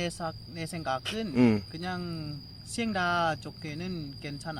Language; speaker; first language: Korean; non-native, learner; Lao